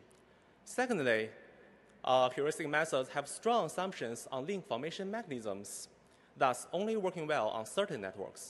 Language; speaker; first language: English; non-native, fluent; Chinese